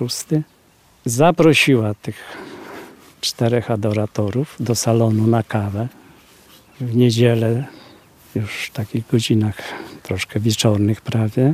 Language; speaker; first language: Polish; native; Polish